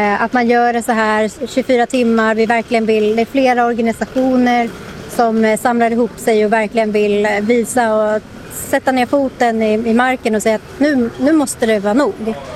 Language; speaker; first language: Swedish; native; Swedish